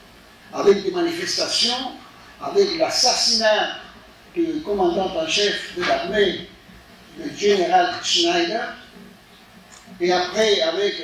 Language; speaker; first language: French; non-native, fluent; Spanish